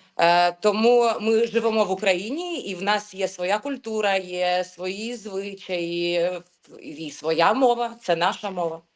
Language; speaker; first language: Ukrainian; non-native, local second language; Russian